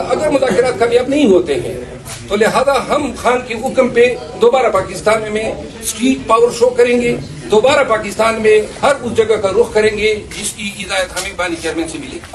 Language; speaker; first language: Urdu; non-native, local second language; Pashto